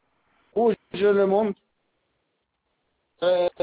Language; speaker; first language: French; non-native, learner; Albanian